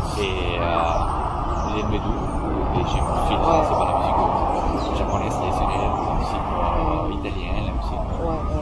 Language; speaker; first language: French; non-native, fluent; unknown